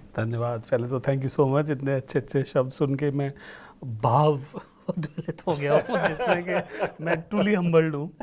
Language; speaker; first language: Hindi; native; Hindi